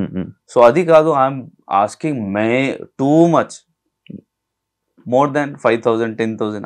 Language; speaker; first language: Telugu; non-native, learner; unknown